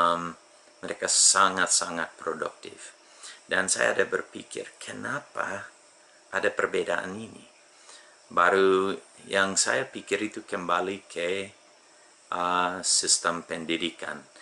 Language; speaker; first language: Indonesian; non-native, fluent; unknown